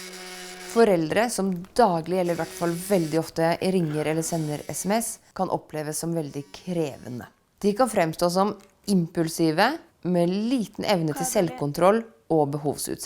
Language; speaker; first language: Norwegian; native; Norwegian